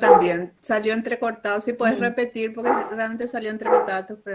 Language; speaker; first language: Spanish; native; Spanish